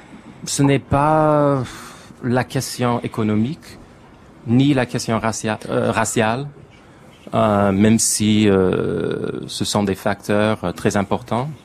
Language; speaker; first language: French; non-native, fluent; English